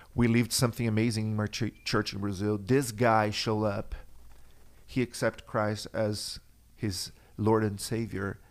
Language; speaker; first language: English; non-native, fluent; Portuguese